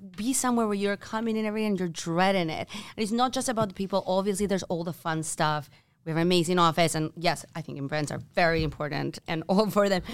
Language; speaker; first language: English; non-native, fluent; Spanish